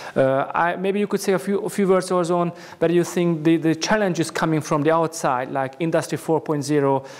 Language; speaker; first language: English; non-native, fluent; Hungarian